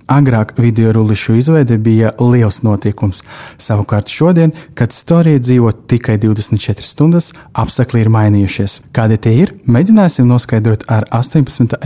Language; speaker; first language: Latvian; non-native, local second language; Russian